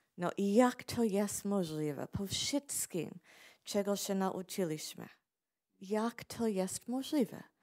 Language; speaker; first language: Polish; non-native, fluent; English